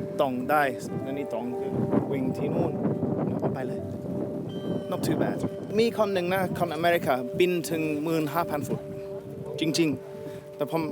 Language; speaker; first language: Thai; non-native, learner; English